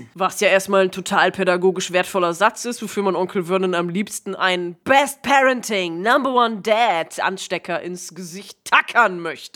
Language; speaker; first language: German; native; German